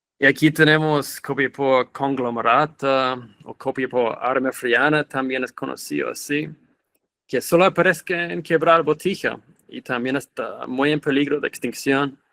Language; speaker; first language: Spanish; non-native, fluent; English